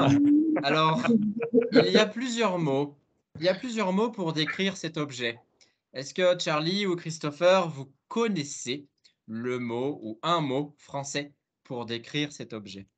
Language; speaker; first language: French; non-native, fluent; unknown